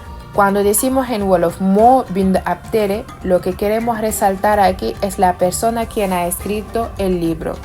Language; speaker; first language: Spanish; non-native, fluent; Wolof